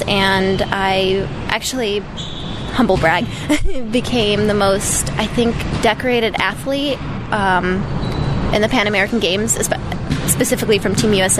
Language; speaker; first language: English; early bilingual, other home language; Russian